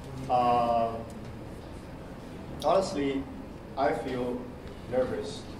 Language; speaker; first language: English; non-native, fluent; Chinese